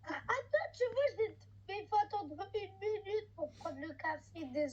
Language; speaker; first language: French; native; French